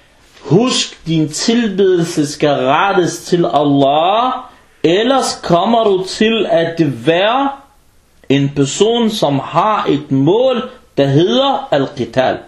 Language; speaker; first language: Danish; early bilingual, other home language; Arabic